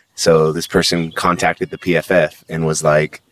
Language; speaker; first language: English; native; English